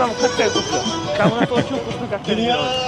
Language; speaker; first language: Russian; non-native, local second language; Uzbek